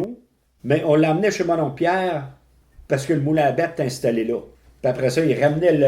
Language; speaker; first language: French; native; French